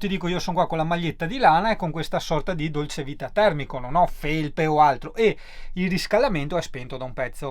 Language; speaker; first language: Italian; native; Italian